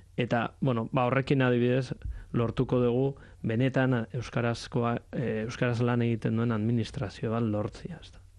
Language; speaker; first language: Basque; native; Basque